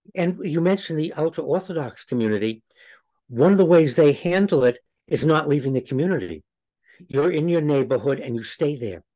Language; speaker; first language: English; native; English